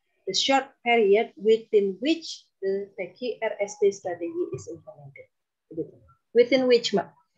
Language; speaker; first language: English; non-native, fluent; Indonesian